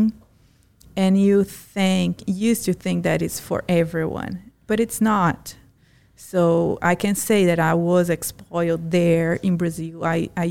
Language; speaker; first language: English; non-native, fluent; Portuguese